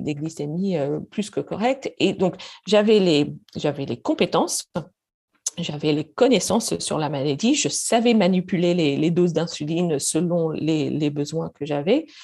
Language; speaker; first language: French; non-native, fluent; English